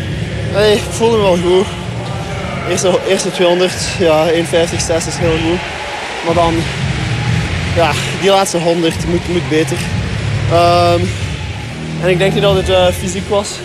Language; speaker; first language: Dutch; non-native, local second language; French